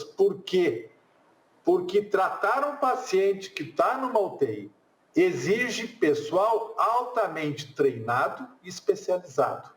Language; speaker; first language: Portuguese; native; Portuguese